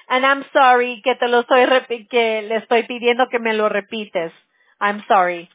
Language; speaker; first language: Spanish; early bilingual, heritage; Spanish